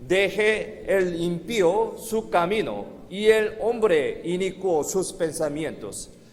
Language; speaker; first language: Spanish; non-native, fluent; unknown